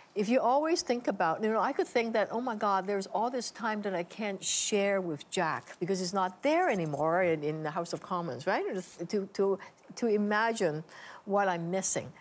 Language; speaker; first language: English; native; English